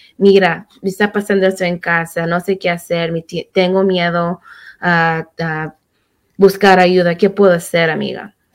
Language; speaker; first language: Spanish; early bilingual, heritage; Spanish